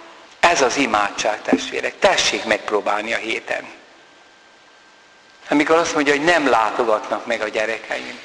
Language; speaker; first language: Hungarian; native; Hungarian